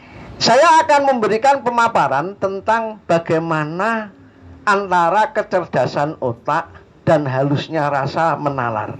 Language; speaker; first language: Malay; non-native, local second language; Javanese